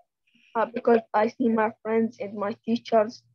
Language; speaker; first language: English; non-native, learner; Arabic